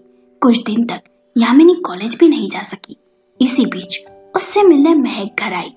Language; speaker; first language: Hindi; native; Hindi